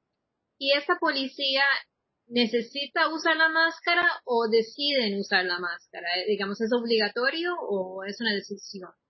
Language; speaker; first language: Spanish; non-native, fluent; English